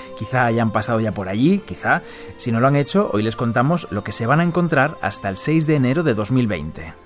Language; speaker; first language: Spanish; native; Spanish